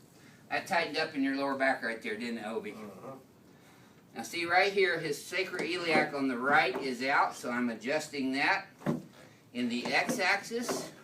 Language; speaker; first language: English; native; English